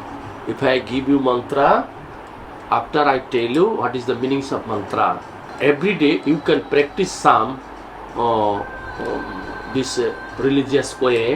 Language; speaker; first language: English; non-native, learner; Bangla